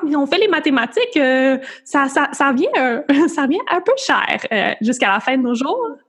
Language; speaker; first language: French; native; French